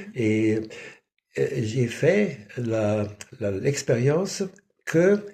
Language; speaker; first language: French; non-native, fluent; German